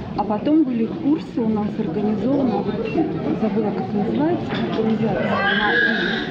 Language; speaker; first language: Russian; native; Russian